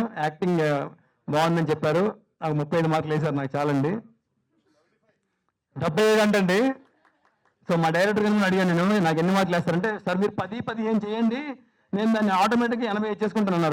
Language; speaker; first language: Telugu; native; Telugu